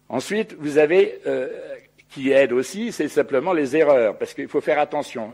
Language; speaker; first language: French; native; French